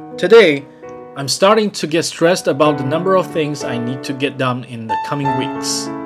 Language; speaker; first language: English; non-native, fluent; Chinese